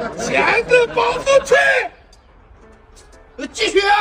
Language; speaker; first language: Chinese; native; Chinese